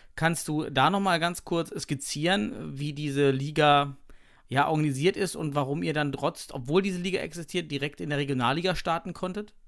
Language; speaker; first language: German; native; German